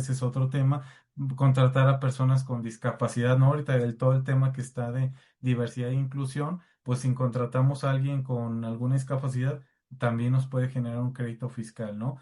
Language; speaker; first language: Spanish; native; Spanish